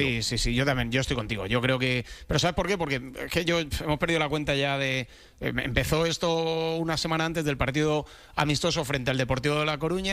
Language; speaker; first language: Spanish; native; Spanish